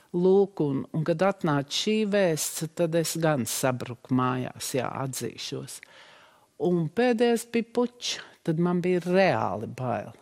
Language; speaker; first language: Latvian; native; Latvian